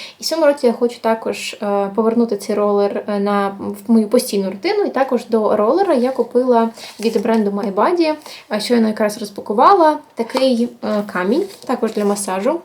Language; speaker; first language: Ukrainian; non-native, local second language; Russian